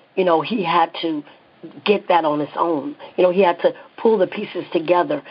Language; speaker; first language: English; native; English